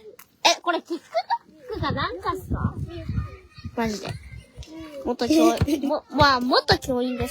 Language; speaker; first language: Japanese; native; Japanese